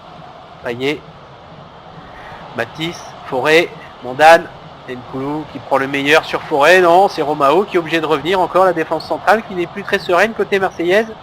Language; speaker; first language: French; native; French